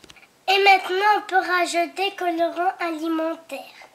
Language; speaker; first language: French; non-native, fluent; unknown